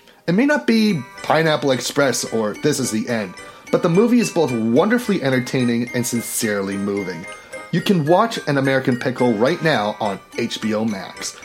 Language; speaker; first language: English; native; English